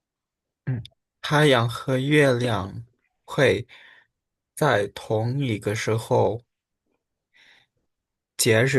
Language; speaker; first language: Chinese; non-native, learner; Indonesian